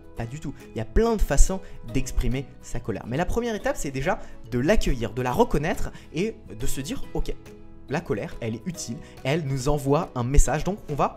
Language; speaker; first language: French; native; French